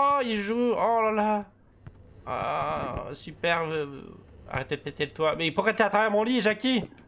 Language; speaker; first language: French; native; French